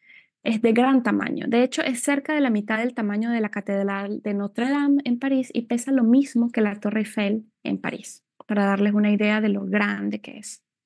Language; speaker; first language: Spanish; native; Spanish